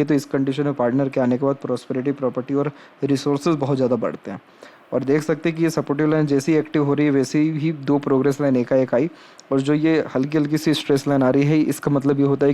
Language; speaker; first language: Hindi; native; Hindi